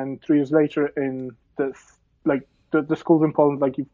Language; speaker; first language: English; non-native, fluent; Polish